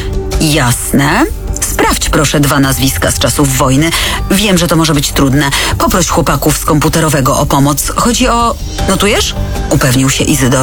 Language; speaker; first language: Polish; native; Polish